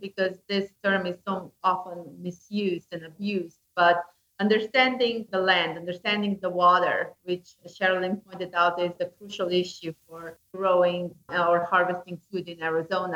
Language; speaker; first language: English; non-native, fluent; Slovenian